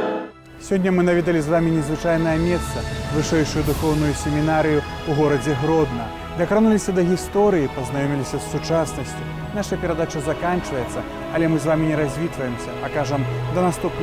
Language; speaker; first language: Belarusian; native; Belarusian